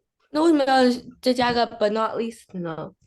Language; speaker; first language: Chinese; early bilingual, other home language; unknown